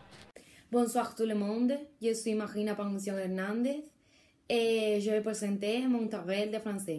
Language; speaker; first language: French; non-native, learner; Spanish